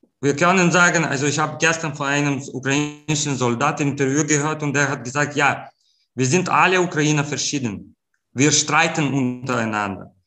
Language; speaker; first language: German; non-native, fluent; Ukrainian